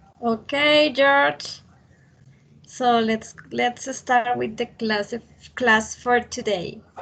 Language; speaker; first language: English; non-native, learner; Spanish